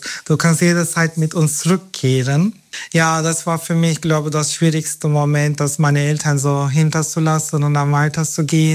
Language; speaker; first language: German; non-native, fluent; Turkish